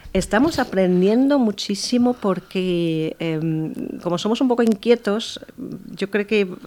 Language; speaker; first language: Spanish; non-native, fluent; German